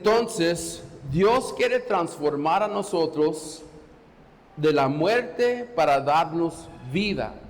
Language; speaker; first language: Spanish; non-native, fluent; English